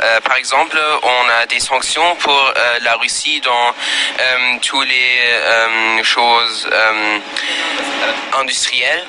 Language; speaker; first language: French; non-native, learner; German